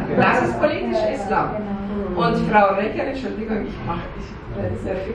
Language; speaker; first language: German; non-native, learner; Persian